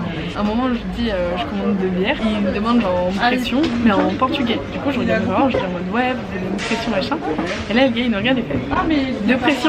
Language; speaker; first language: French; native; French